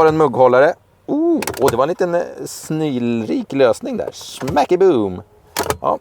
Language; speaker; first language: Swedish; native; Swedish